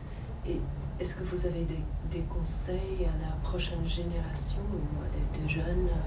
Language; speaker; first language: French; non-native, fluent; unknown